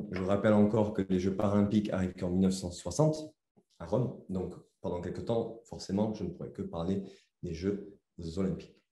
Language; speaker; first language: French; native; French